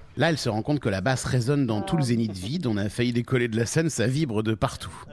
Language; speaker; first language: French; native; French